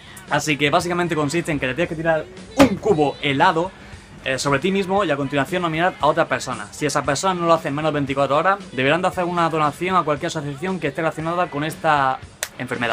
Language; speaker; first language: Spanish; native; Spanish